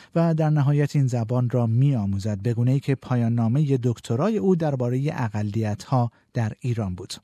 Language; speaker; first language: Persian; native; Persian